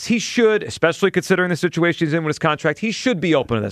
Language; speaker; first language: English; native; English